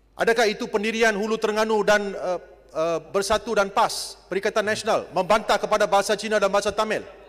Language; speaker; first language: Malay; non-native, local second language; Tamil